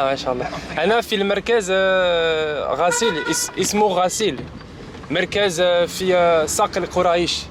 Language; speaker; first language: Arabic; non-native, learner; French